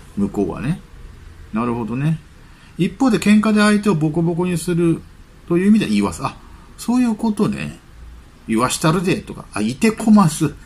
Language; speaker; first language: Japanese; native; Japanese